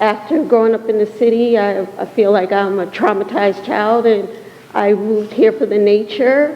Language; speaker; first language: English; native; English